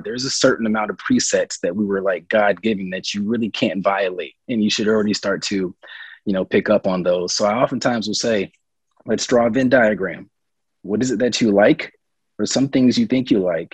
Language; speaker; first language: English; native; English